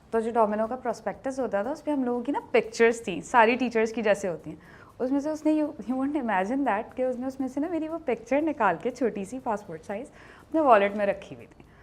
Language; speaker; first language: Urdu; native; Urdu